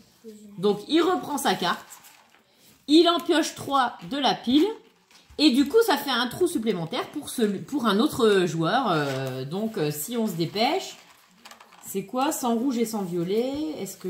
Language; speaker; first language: French; native; French